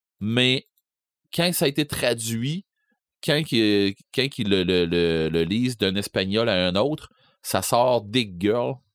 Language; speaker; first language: French; native; French